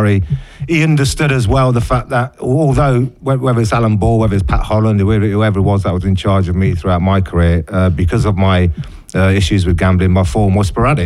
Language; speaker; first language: English; native; English